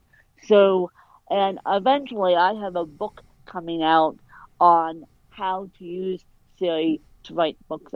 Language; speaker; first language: English; native; English